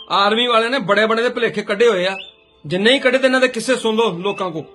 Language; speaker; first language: Hindi; non-native, local second language; Punjabi